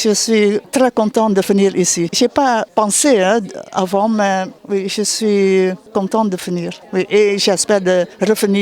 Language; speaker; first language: French; non-native, fluent; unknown